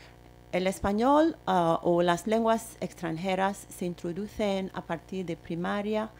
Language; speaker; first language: Spanish; non-native, fluent; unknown